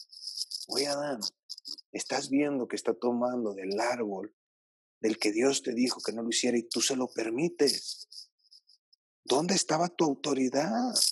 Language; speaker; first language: Spanish; native; Spanish